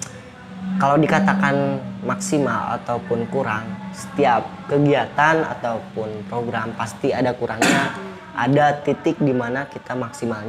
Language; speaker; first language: Indonesian; native; Indonesian